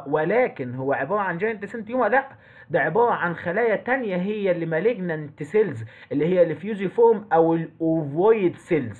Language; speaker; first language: Arabic; native; Arabic